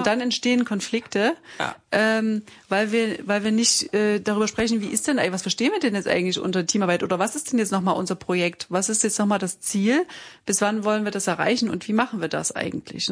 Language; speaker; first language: German; native; German